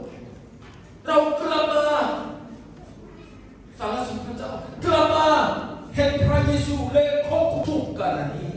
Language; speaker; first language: Thai; non-native, local second language; Lahu